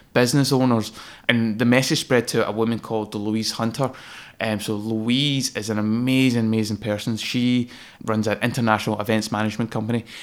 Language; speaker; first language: English; native; English